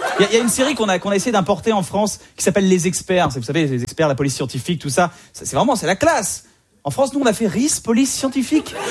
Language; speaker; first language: French; native; French